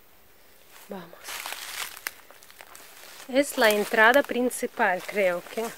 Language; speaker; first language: Spanish; non-native, fluent; Russian